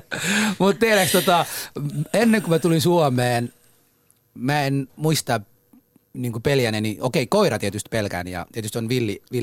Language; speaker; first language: Finnish; early bilingual, other home language; Somali